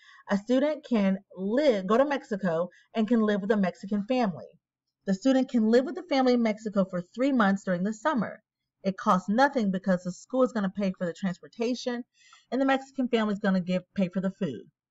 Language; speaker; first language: English; native; English